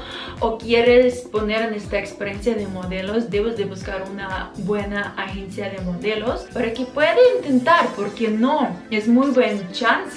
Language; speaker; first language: Spanish; non-native, fluent; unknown